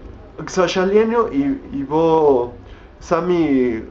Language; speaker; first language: Russian; non-native, learner; Spanish